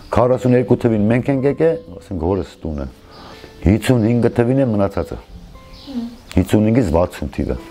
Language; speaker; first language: Armenian; non-native, local second language; Kurdish